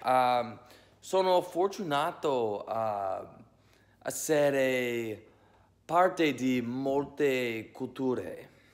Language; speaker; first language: Italian; early bilingual, heritage; English